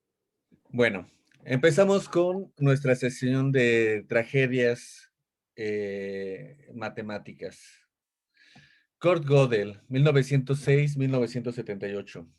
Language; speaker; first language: Spanish; native; Spanish